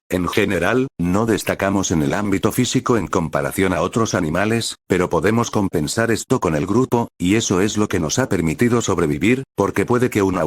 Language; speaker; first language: Spanish; native; Spanish